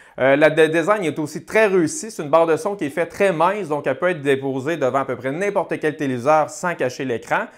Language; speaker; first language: French; native; French